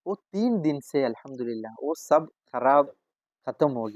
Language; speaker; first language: Hindi; non-native, local second language; Malayalam